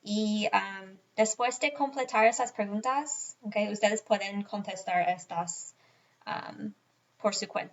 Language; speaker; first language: Spanish; non-native, fluent; English